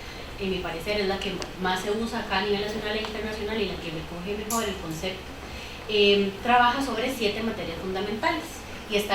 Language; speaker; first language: Spanish; native; Spanish